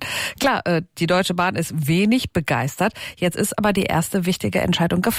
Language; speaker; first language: German; native; German